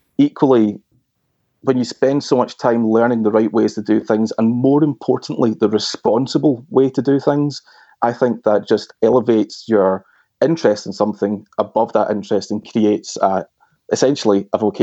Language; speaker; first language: English; native; English